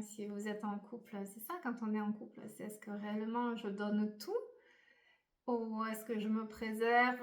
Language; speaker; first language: French; native; French